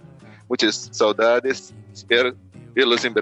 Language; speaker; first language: Spanish; non-native, learner; Portuguese